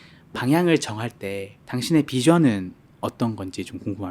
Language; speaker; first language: Korean; native; Korean